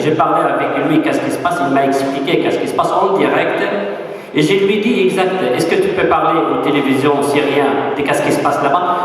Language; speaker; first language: French; non-native, fluent; Arabic